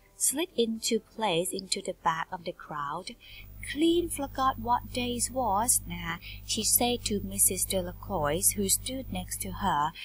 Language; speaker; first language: English; non-native, fluent; Thai